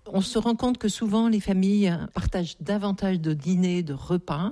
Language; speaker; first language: French; native; French